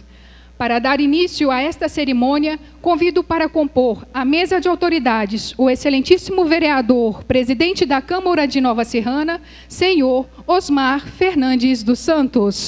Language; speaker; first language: Portuguese; native; Portuguese